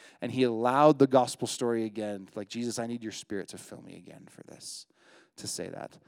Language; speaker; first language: English; native; English